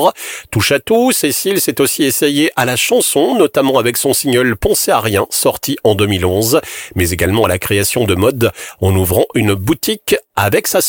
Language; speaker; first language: French; native; French